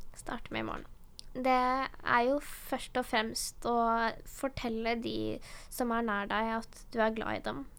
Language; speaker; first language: Norwegian; early bilingual, other home language; Urdu